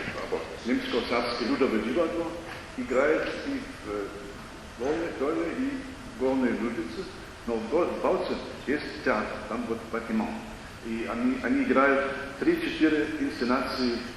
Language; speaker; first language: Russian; non-native, fluent; German